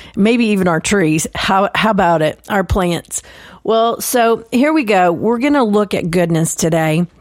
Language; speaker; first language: English; native; English